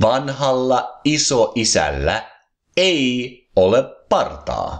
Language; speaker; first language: Finnish; non-native, fluent; English